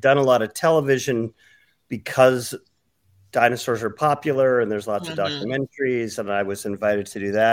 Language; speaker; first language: English; native; English